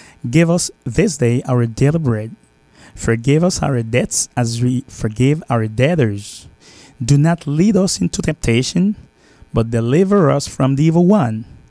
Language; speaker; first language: English; non-native, fluent; Haitian Creole